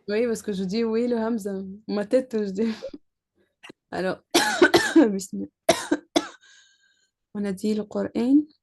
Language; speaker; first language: French; non-native, learner; Arabic